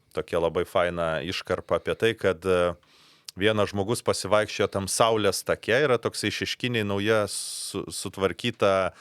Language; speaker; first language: Lithuanian; native; Lithuanian